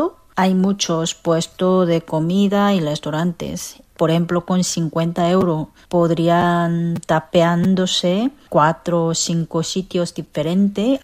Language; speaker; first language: Spanish; non-native, fluent; Korean